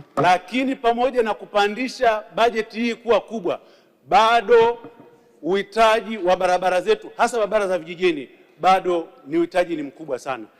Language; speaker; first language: Swahili; native; Swahili